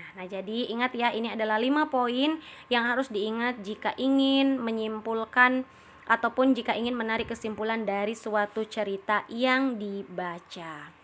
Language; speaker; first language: Indonesian; native; Indonesian